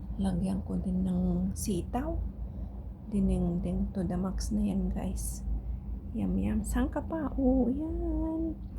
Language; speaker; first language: Filipino; non-native, local second language; Iloko